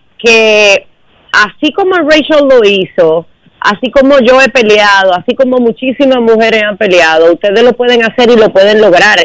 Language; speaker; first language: Spanish; native; Spanish